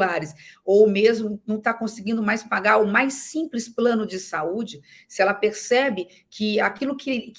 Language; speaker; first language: Portuguese; native; Portuguese